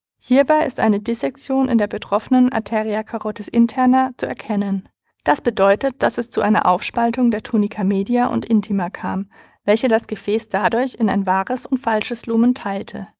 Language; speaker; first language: German; native; German